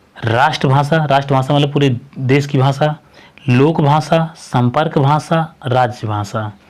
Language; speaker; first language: Hindi; native; Hindi